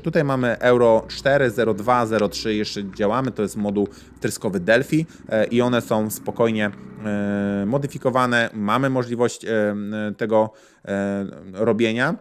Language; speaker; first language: Polish; native; Polish